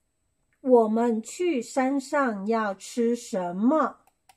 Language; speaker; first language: Chinese; non-native, learner; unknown